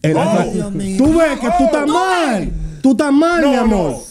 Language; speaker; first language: Spanish; native; Spanish